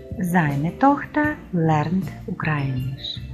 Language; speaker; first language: German; non-native, fluent; Ukrainian